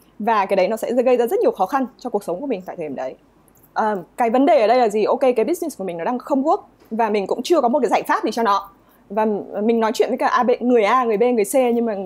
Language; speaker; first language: Vietnamese; native; Vietnamese